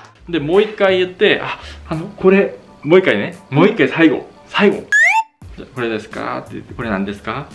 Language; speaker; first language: Japanese; non-native, fluent; Korean